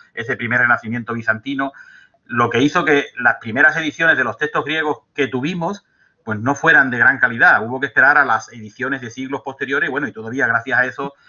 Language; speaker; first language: Spanish; native; Spanish